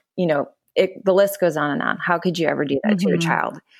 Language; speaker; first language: English; native; English